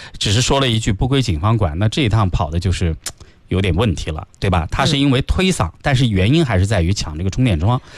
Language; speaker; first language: Chinese; native; Chinese